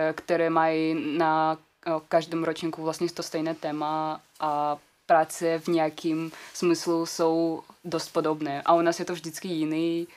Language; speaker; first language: Czech; non-native, fluent; Kazakh